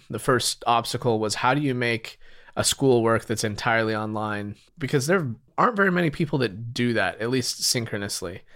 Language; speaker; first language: English; native; English